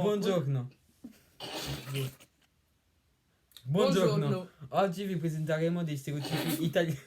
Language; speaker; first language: Italian; non-native, learner; French